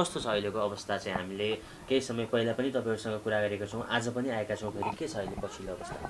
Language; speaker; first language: Nepali; native; Nepali